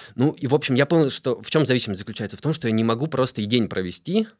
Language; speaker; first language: Russian; native; Russian